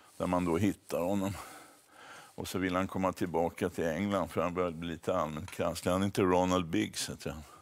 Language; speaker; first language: Swedish; native; Swedish